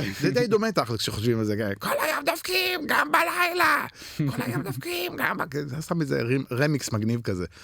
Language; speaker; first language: Hebrew; early bilingual, other home language; Spanish